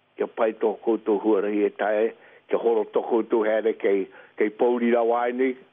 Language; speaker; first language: Māori; native; Māori